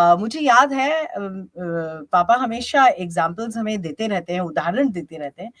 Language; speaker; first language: Hindi; native; Hindi